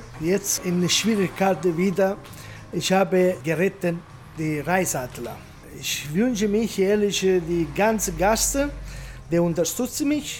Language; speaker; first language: German; non-native, learner; Italian